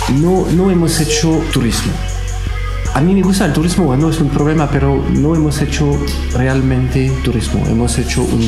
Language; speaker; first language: Spanish; non-native, fluent; French